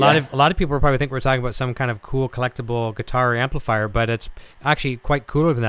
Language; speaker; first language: English; native; English